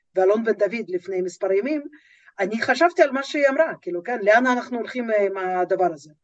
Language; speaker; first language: Hebrew; non-native, fluent; Russian